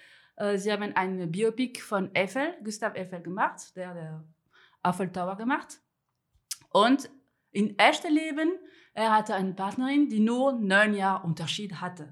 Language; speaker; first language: German; non-native, fluent; French